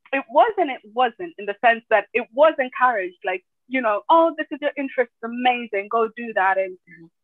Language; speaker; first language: English; early bilingual, other home language; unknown